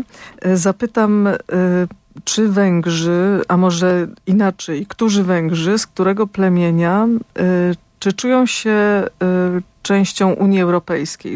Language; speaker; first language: Polish; native; Polish